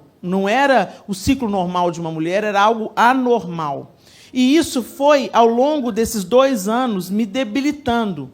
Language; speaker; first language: Portuguese; native; Portuguese